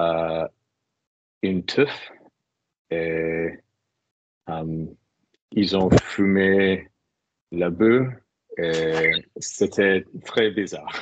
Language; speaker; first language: French; non-native, learner; English